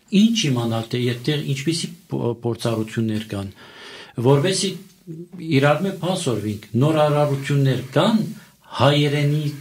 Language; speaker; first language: Armenian; early bilingual, heritage; Armenian